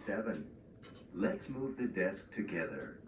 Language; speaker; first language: English; non-native, learner; Japanese